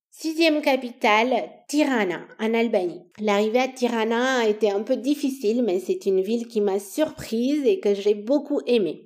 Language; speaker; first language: French; non-native, fluent; Romanian